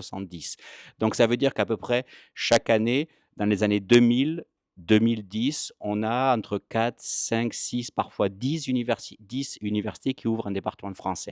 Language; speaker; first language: French; native; French